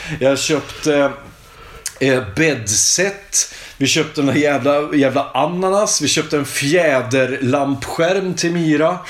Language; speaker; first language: Swedish; native; Swedish